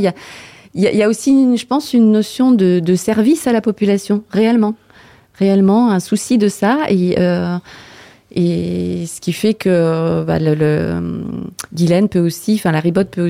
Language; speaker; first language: French; native; French